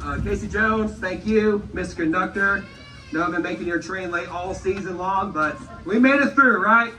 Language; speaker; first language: English; native; English